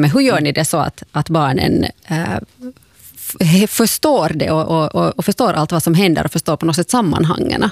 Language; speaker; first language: Swedish; native; Swedish